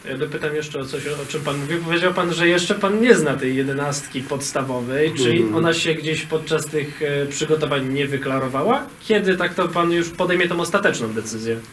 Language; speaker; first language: Polish; native; Polish